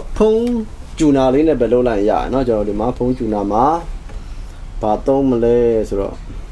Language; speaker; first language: Burmese; non-native, local second language; Tedim Chin